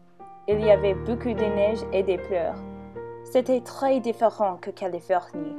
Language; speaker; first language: French; non-native, learner; English